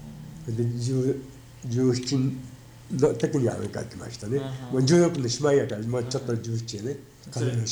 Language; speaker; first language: Japanese; native; Japanese